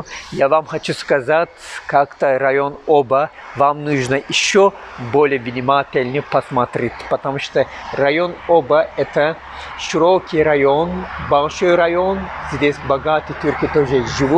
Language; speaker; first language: Russian; non-native, learner; Turkish